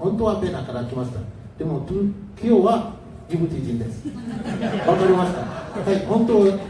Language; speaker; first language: Japanese; non-native, learner; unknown